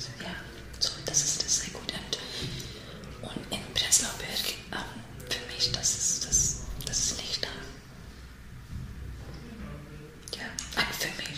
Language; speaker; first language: German; non-native, learner; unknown